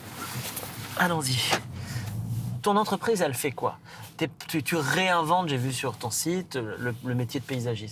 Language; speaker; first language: French; native; French